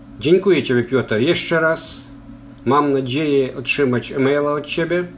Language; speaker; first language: Polish; non-native, learner; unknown